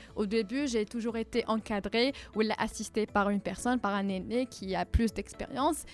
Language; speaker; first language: French; non-native, local second language; Arabic